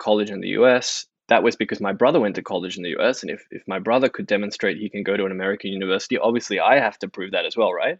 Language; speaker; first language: English; native; English